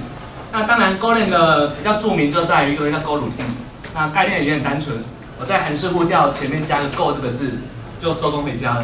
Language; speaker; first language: Chinese; native; Chinese